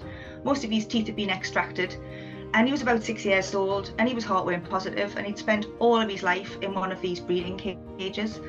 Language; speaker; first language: English; native; English